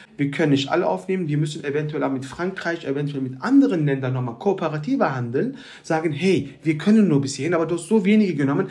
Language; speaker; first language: German; early bilingual, other home language; Turkish